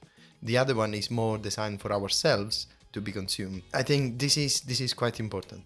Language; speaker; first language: English; non-native, fluent; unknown